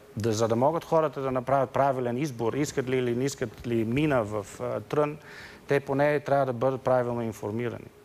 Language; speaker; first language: Bulgarian; non-native, fluent; Dutch